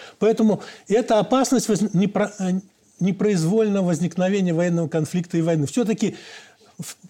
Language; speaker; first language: Russian; native; Russian